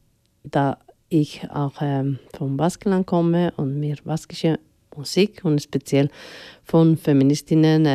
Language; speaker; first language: German; non-native, fluent; Spanish